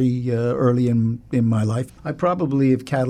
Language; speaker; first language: English; native; English